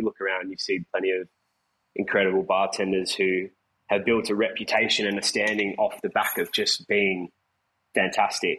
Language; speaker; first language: English; native; English